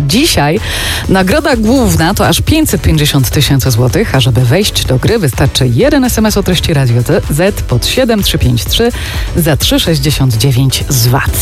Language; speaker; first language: Polish; native; Polish